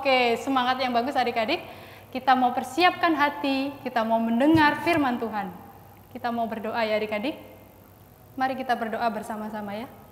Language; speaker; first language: Indonesian; native; Indonesian